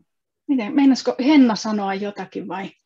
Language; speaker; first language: Finnish; native; Finnish